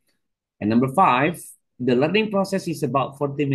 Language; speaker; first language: English; non-native, learner; Indonesian